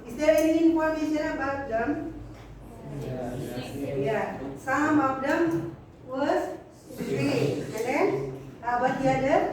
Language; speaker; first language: English; non-native, fluent; Indonesian